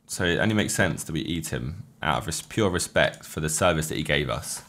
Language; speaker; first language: English; native; English